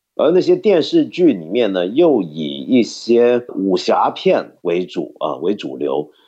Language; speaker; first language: Chinese; non-native, local second language; Cantonese